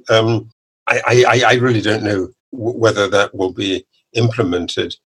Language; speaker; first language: English; native; English